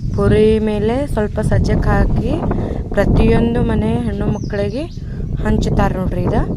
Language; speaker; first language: Kannada; non-native, local second language; Lambadi